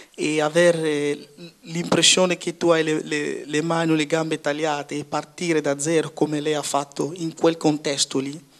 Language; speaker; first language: Italian; non-native, fluent; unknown